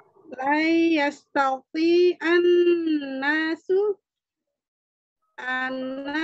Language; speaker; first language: Arabic; non-native, learner; Indonesian